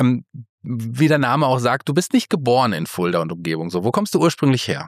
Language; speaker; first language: German; native; German